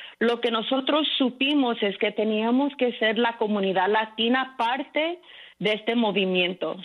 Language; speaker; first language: Spanish; early bilingual, heritage; Spanish